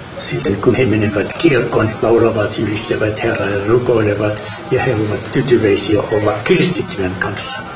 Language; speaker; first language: Finnish; non-native, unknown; Arabic